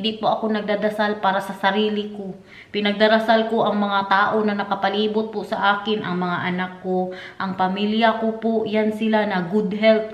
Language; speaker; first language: Filipino; non-native, local second language; Cebuano